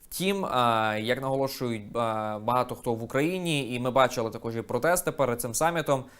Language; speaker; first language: Ukrainian; native; Ukrainian